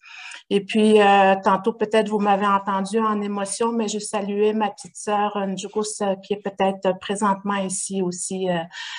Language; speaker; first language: French; non-native, local second language; Innu-aimun